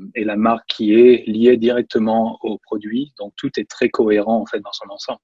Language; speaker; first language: French; native; French